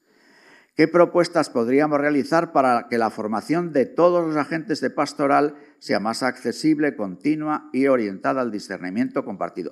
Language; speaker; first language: Spanish; native; Spanish